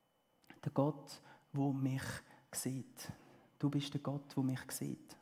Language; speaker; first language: German; early bilingual, heritage; German